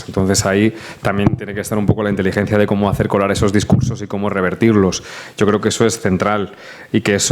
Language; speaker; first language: Spanish; native; Spanish